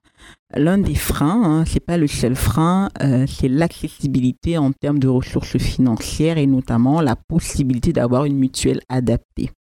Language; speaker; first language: French; native; French